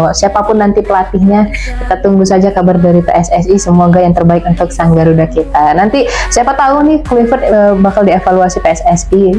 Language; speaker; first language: Indonesian; native; Indonesian